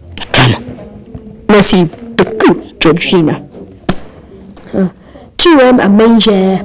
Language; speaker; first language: French; non-native, learner; English